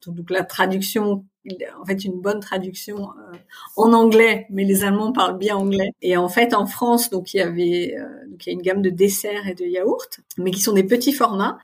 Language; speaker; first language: French; native; French